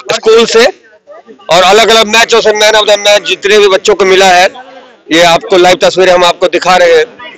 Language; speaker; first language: Hindi; non-native, local second language; Punjabi